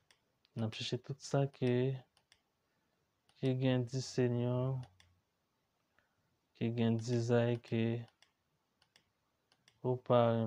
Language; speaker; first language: French; non-native, learner; Haitian Creole